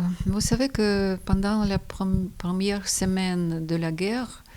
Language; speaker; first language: French; non-native, fluent; Ukrainian